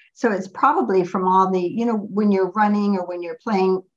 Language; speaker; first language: English; native; English